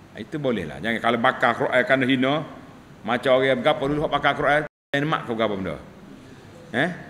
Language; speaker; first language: Malay; native; Malay